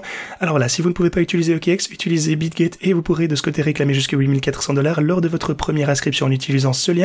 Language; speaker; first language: French; native; French